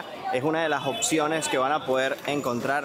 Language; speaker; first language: Spanish; native; Spanish